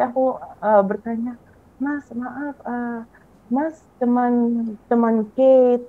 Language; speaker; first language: Indonesian; non-native, fluent; Filipino